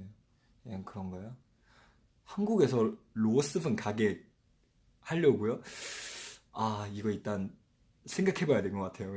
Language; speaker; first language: Korean; non-native, fluent; Chinese